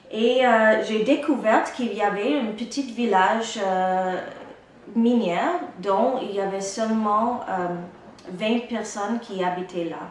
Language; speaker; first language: French; non-native, local second language; English